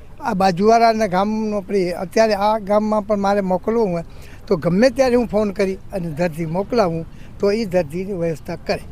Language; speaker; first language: Gujarati; non-native, local second language; Kachhi